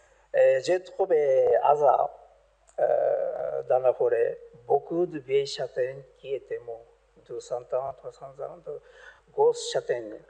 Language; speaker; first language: French; non-native, learner; Japanese